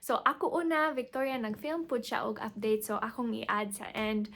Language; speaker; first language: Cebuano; non-native, local second language; English